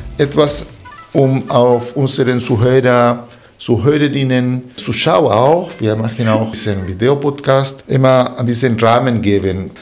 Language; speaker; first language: German; non-native, fluent; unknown